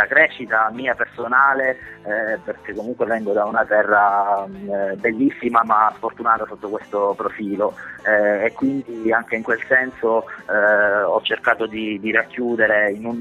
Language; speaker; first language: Italian; native; Italian